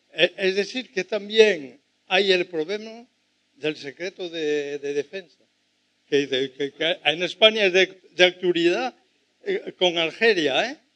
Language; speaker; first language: Spanish; non-native, fluent; French